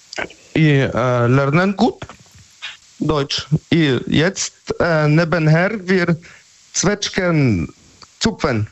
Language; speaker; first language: German; non-native, learner; Polish